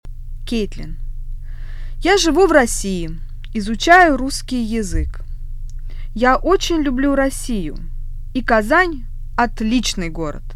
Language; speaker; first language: Russian; non-native, learner; English